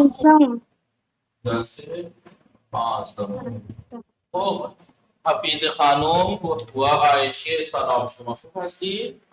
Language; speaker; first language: Persian; non-native, fluent; Urdu